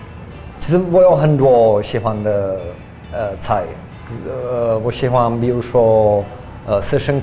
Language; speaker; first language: Chinese; non-native, fluent; Czech